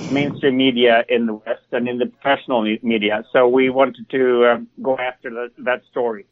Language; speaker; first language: English; non-native, fluent; Swedish